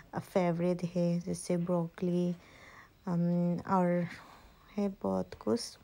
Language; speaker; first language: Hindi; non-native, local second language; Assamese